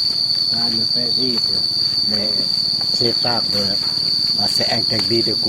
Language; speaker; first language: French; non-native, fluent; Lao